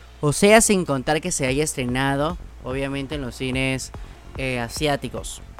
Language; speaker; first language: Spanish; native; Spanish